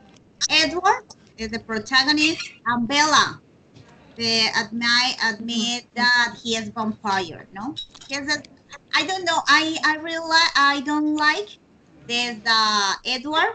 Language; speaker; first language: English; non-native, learner; Spanish